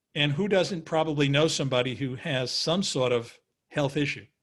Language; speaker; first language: English; native; English